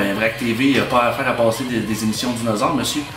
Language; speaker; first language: French; native; French